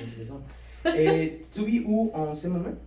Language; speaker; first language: French; non-native, learner; Spanish